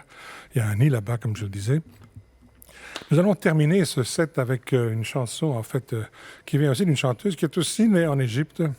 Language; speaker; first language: French; native; French